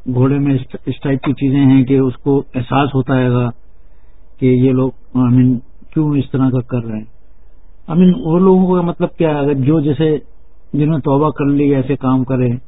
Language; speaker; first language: Urdu; native; Urdu